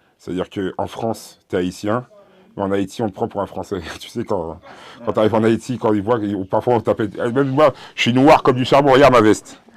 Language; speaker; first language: French; early bilingual, other home language; Haitian Creole